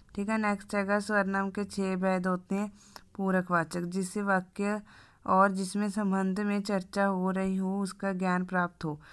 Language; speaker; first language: Hindi; non-native, local second language; Punjabi